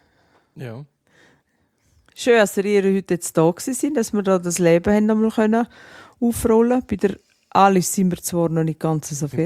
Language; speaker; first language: German; native; German